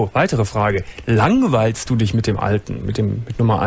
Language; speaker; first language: German; native; German